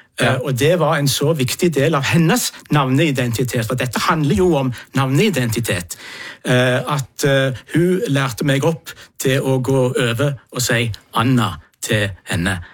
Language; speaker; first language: Norwegian; native; Norwegian